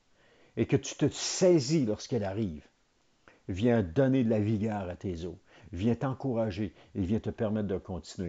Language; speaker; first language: French; native; French